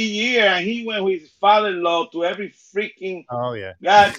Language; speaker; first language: English; non-native, fluent; Spanish